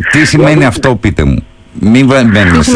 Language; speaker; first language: Greek; native; Greek